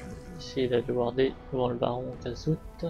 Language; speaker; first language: French; native; French